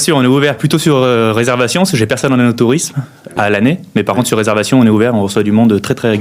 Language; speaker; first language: French; native; French